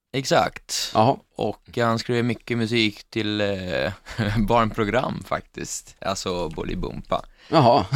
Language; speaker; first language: Swedish; non-native, fluent; Italian